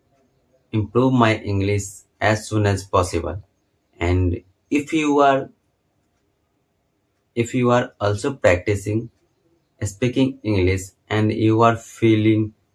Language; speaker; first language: English; non-native, learner; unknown